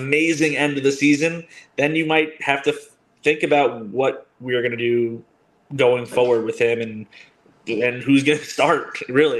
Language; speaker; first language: English; native; English